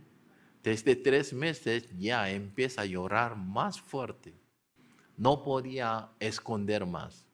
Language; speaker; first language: Spanish; non-native, learner; Korean